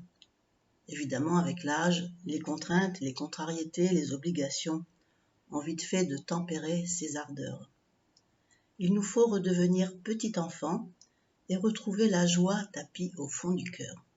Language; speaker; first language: French; native; French